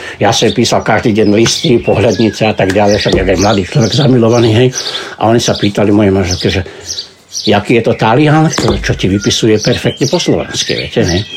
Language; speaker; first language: Slovak; early bilingual, heritage; Slovak